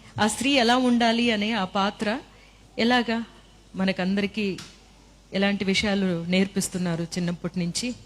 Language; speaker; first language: Telugu; native; Telugu